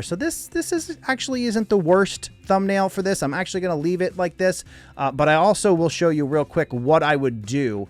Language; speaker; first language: English; native; English